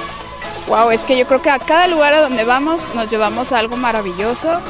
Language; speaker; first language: Spanish; native; Spanish